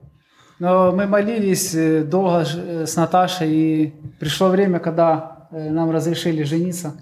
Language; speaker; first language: Polish; non-native, learner; Russian